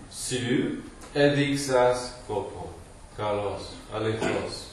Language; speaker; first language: Greek; non-native, fluent; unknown